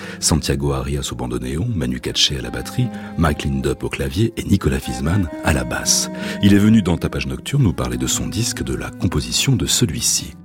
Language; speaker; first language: French; native; French